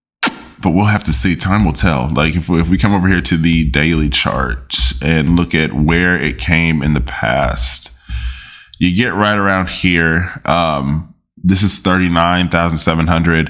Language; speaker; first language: English; native; English